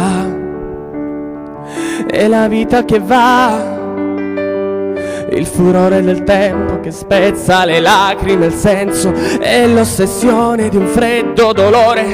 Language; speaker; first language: Italian; native; Italian